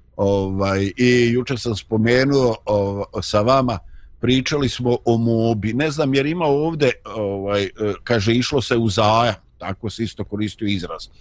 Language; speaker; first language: Bosnian; native; Bosnian